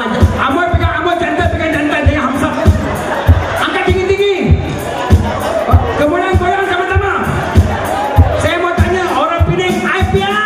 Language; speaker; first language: Malay; native; Malay